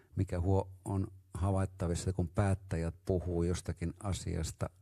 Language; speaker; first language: Finnish; native; Finnish